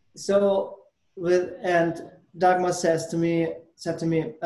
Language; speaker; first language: English; non-native, learner; German